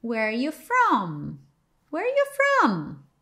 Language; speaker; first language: English; non-native, fluent; Portuguese